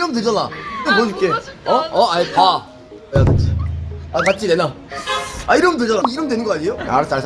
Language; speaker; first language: Korean; native; Korean